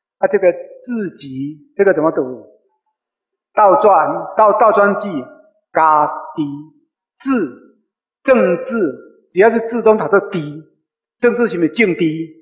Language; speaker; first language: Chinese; non-native, local second language; Min Nan Chinese